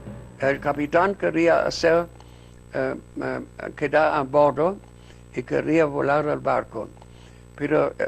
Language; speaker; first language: Spanish; non-native, fluent; German